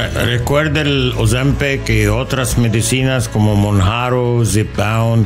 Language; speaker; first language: Spanish; non-native, learner; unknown